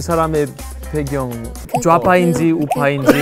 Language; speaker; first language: Korean; non-native, fluent; Greek